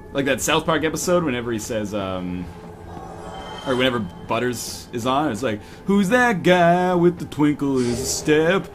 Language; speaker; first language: English; native; English